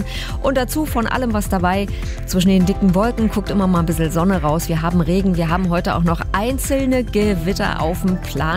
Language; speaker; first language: German; native; German